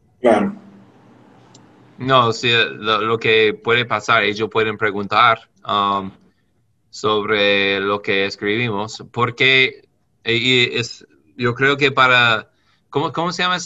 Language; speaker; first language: Spanish; non-native, learner; English